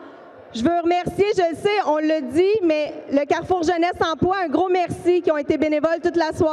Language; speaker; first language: French; native; French